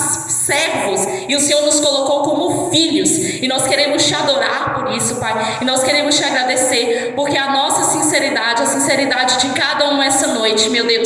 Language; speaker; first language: Portuguese; native; Portuguese